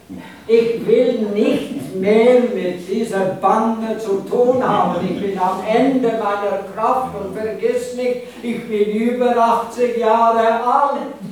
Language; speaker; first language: German; non-native, fluent; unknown